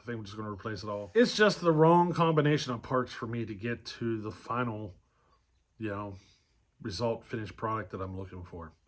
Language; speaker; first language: English; native; English